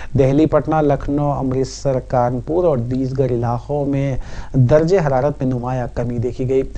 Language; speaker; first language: Urdu; native; Urdu